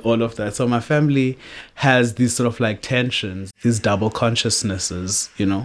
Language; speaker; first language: English; non-native, local second language; Xhosa